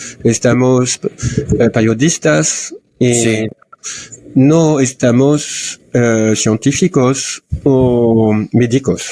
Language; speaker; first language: Spanish; non-native, learner; French